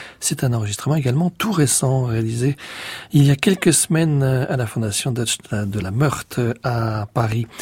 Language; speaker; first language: French; native; French